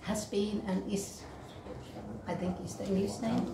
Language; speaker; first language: English; non-native, fluent; Finnish